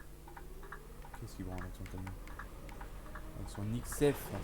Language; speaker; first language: French; native; French